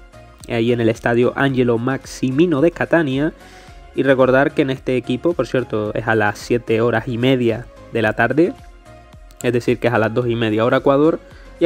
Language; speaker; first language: Spanish; native; Spanish